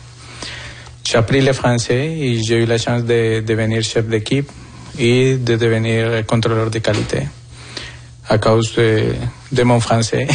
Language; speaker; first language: French; non-native, fluent; Spanish